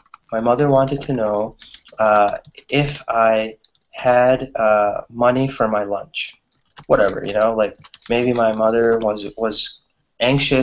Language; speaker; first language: English; native; English